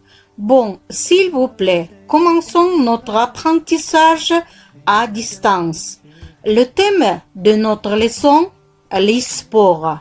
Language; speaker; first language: French; non-native, fluent; Kazakh